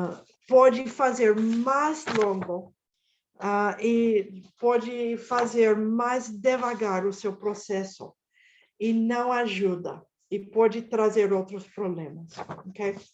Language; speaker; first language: Portuguese; non-native, fluent; Spanish